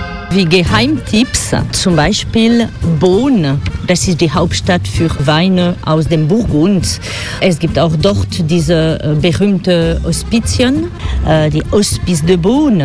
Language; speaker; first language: German; non-native, fluent; French